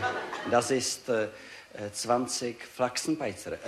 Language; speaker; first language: German; non-native, learner; Czech